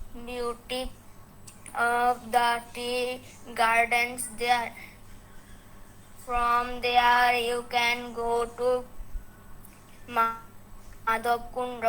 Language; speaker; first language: English; non-native, learner; Bangla